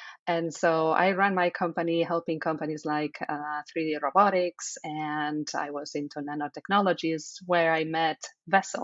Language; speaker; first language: English; non-native, fluent; Spanish